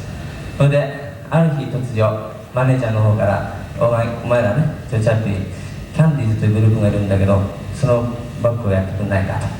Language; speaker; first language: Japanese; native; Japanese